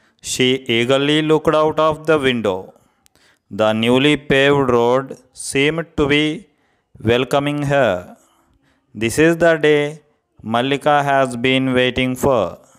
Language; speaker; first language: English; non-native, local second language; Telugu